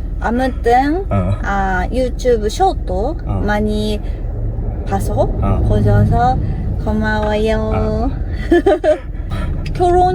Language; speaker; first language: Korean; non-native, learner; Japanese